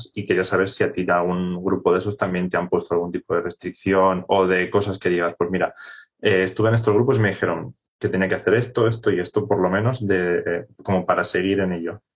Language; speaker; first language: Spanish; native; Spanish